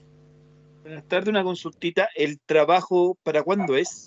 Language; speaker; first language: Spanish; native; Spanish